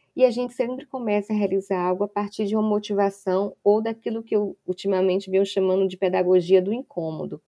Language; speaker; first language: Portuguese; native; Portuguese